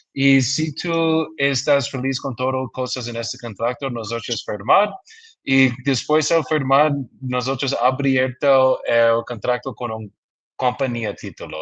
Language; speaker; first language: Spanish; non-native, learner; English